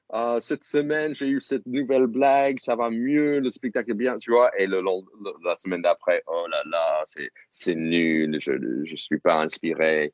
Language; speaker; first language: French; non-native, fluent; English